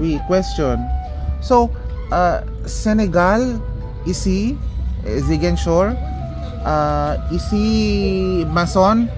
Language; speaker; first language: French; non-native, learner; Filipino